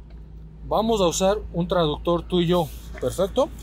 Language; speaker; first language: Spanish; native; Spanish